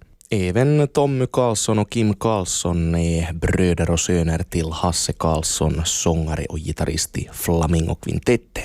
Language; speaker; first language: Swedish; native; Swedish